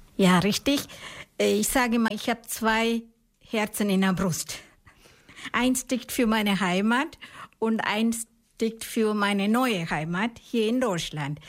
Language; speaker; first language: German; non-native, fluent; Malayalam